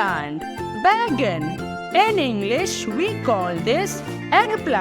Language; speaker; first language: English; non-native, local second language; Hindi